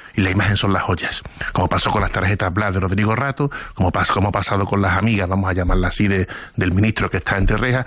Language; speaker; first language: Spanish; native; Spanish